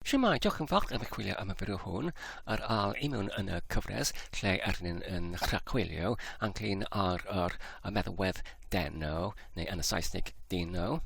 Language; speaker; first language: Welsh; non-native, learner; English